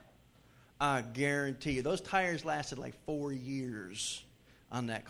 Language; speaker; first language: English; native; English